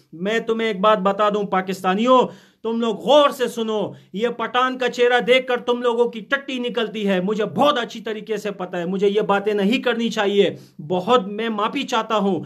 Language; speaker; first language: Hindi; non-native, fluent; Pashto